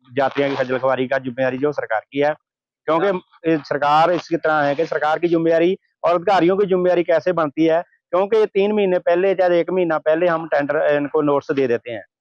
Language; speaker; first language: Hindi; non-native, local second language; Punjabi